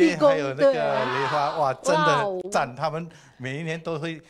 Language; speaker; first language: Chinese; non-native, local second language; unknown